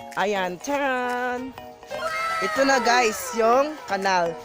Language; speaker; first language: Filipino; non-native, local second language; Cebuano